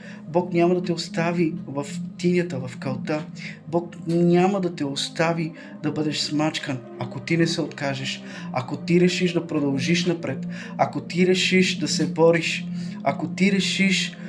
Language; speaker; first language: Bulgarian; native; Bulgarian